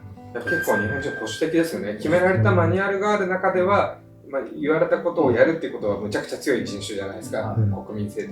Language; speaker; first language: Japanese; native; Japanese